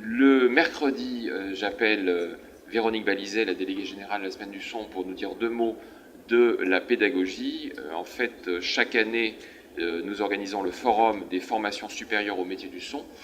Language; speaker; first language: French; native; French